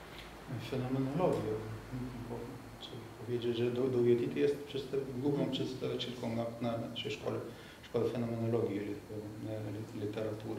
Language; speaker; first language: Polish; non-native, fluent; Lithuanian